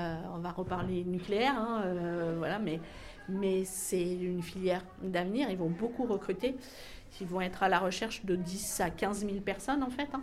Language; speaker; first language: French; native; French